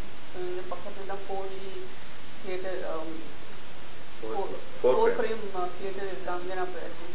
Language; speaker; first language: Tamil; non-native, learner; Gujarati